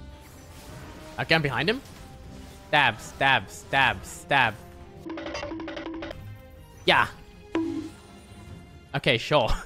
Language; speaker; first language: English; native; English